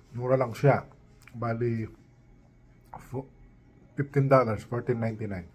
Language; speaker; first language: Filipino; non-native, local second language; Pampanga